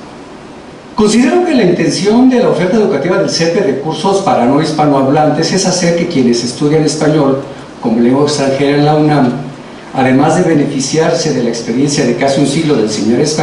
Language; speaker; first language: Spanish; native; Spanish